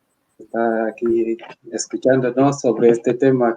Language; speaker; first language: Spanish; non-native, fluent; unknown